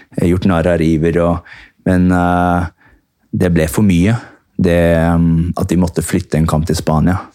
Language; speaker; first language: Norwegian; early bilingual, heritage; Norwegian